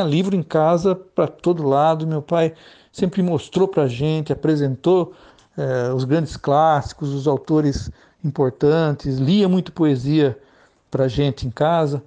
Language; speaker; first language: Portuguese; native; Portuguese